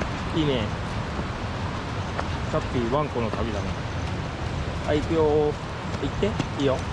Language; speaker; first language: Japanese; native; Japanese